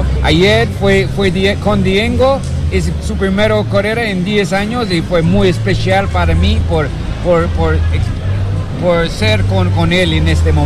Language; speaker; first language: Spanish; non-native, learner; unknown